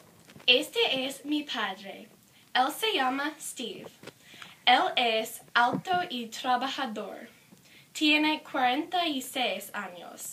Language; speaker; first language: Spanish; non-native, learner; English